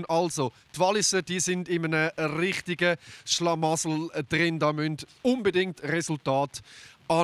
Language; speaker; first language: German; native; German